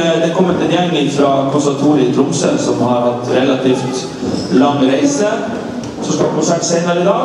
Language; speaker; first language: Norwegian; native; Norwegian